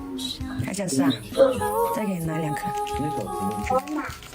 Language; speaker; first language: Chinese; native; Chinese